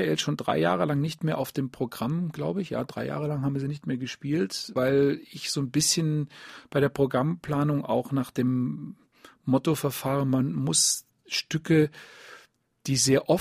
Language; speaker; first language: German; native; German